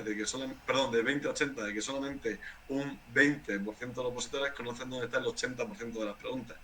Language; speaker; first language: Spanish; native; Spanish